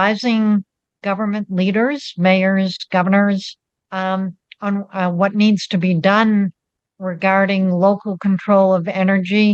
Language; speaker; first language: English; native; English